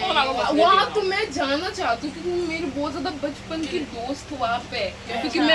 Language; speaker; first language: Hindi; early bilingual, other home language; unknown